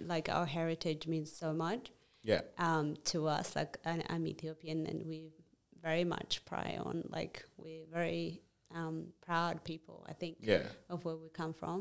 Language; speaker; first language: English; non-native, fluent; Amharic